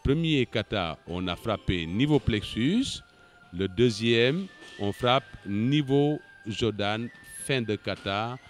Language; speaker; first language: French; non-native, local second language; Wolof